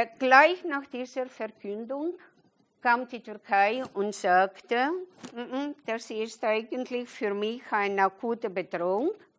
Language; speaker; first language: German; non-native, fluent; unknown